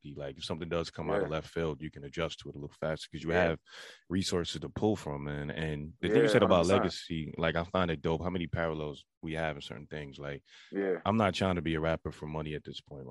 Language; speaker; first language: English; native; English